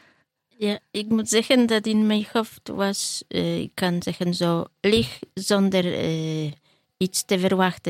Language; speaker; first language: Dutch; non-native, learner; Polish